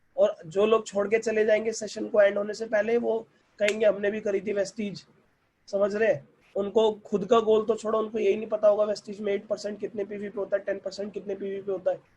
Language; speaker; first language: Hindi; native; Hindi